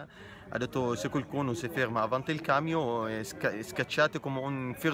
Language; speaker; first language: Italian; non-native, learner; Arabic